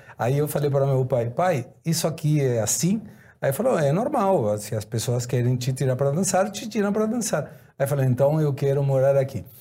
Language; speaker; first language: Portuguese; non-native, fluent; Spanish